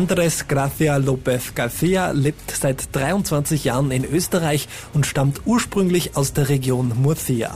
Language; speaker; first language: German; native; German